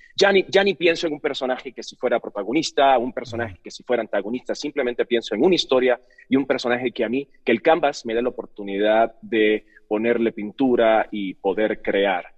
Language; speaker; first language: Spanish; native; Spanish